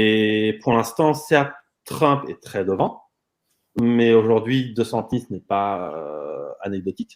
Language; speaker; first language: French; native; French